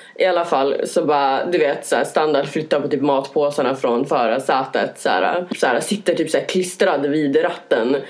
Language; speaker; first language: Swedish; native; Swedish